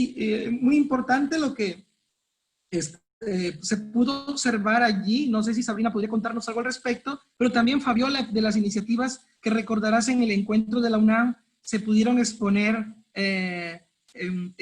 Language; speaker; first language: Spanish; native; Spanish